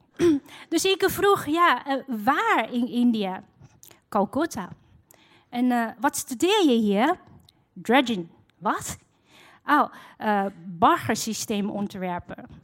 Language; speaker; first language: Dutch; non-native, fluent; Chinese